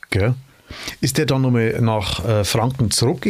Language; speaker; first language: German; native; German